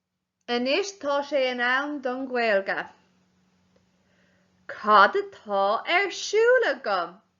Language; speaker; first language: Irish; non-native, local second language; English